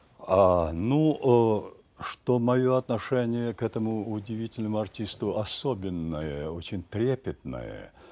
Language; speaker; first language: Russian; native; Russian